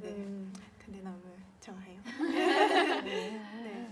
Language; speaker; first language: Korean; non-native, learner; Japanese